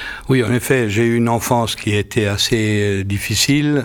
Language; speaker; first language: French; native; French